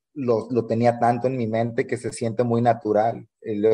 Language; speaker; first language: Spanish; native; Spanish